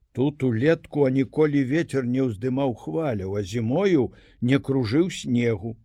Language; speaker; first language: Belarusian; native; Belarusian